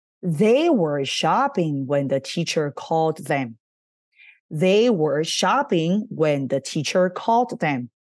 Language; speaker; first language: English; non-native, fluent; Chinese